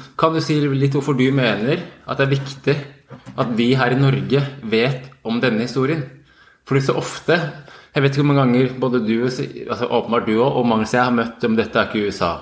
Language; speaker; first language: Norwegian; native; Norwegian